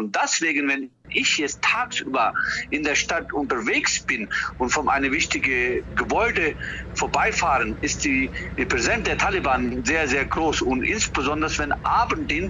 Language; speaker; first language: German; non-native, fluent; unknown